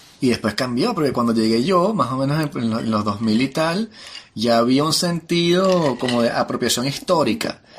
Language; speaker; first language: Spanish; native; Spanish